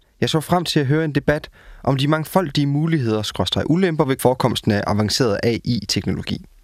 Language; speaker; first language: Danish; native; Danish